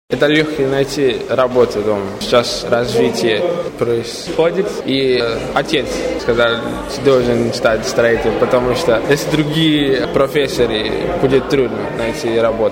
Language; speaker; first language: Russian; non-native, learner; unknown